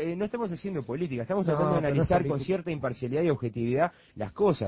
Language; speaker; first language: Spanish; native; Spanish